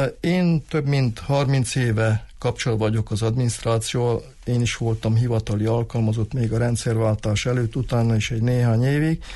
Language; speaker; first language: Hungarian; native; Hungarian